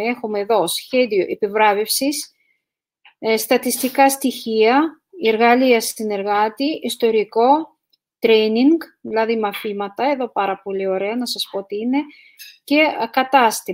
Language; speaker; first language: Greek; non-native, fluent; Russian